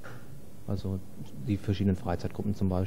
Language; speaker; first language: German; native; German